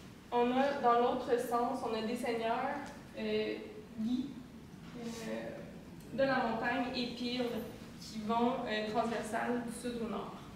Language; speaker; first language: French; native; French